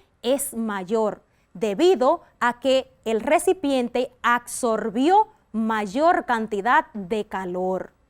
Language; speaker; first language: Spanish; native; Spanish